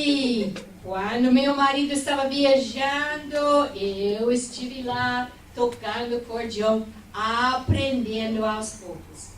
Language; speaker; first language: Portuguese; non-native, fluent; English